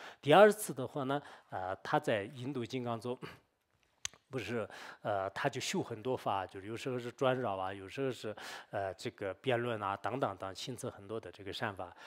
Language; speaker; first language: Chinese; non-native, local second language; Tibetan